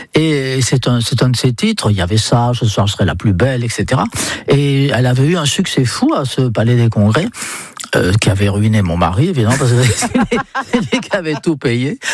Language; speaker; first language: French; non-native, fluent; English